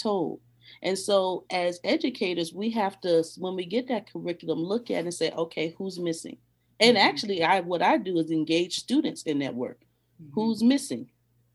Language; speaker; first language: English; native; English